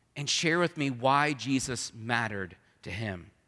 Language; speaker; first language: English; native; English